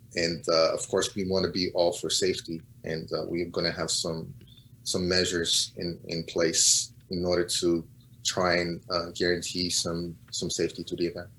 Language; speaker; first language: English; non-native, fluent; Portuguese